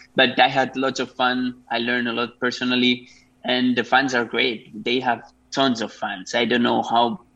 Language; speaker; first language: English; non-native, fluent; Spanish